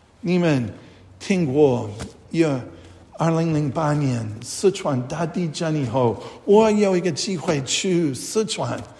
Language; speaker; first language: Chinese; non-native, fluent; English